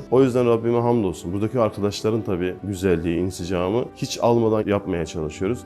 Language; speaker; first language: Turkish; native; Turkish